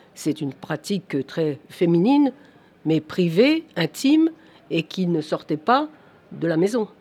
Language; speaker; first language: French; native; French